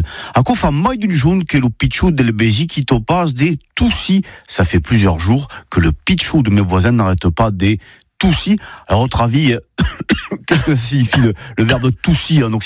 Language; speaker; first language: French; native; French